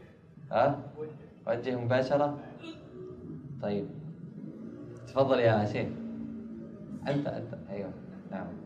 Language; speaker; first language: Arabic; native; Arabic